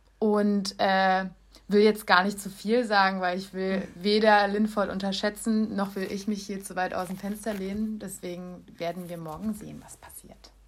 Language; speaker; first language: German; native; German